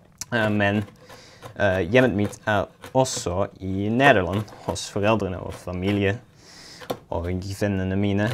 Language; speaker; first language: Norwegian; non-native, learner; Dutch